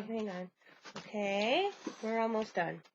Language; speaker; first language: English; native; English